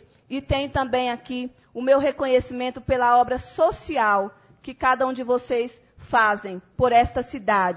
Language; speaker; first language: Portuguese; native; Portuguese